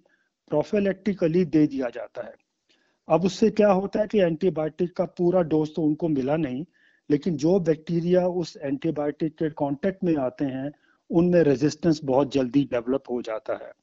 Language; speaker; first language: Hindi; native; Hindi